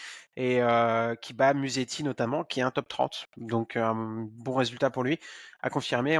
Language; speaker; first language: French; native; French